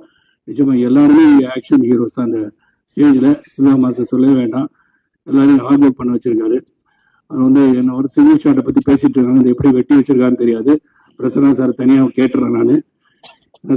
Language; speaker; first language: Tamil; native; Tamil